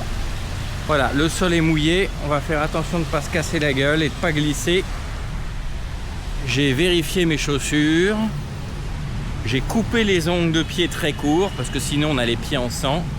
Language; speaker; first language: French; native; French